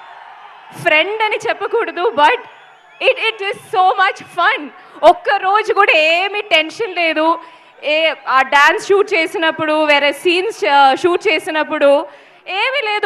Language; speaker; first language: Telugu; non-native, local second language; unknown